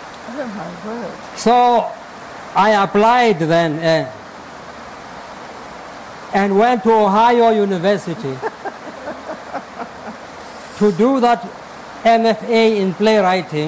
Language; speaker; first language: English; non-native, local second language; Xhosa